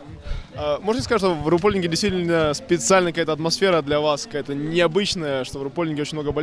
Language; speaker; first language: Russian; native; Russian